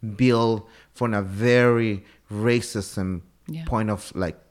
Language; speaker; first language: English; non-native, fluent; Spanish